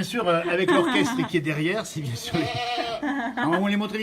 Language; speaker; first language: French; native; French